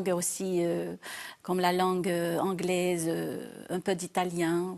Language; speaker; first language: French; non-native, fluent; Arabic